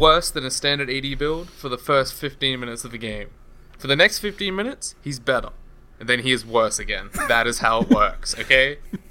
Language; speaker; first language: English; native; English